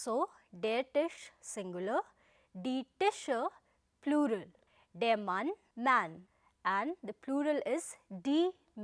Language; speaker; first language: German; non-native, fluent; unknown